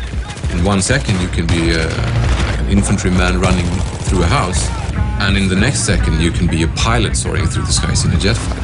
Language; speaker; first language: English; non-native, fluent; Swedish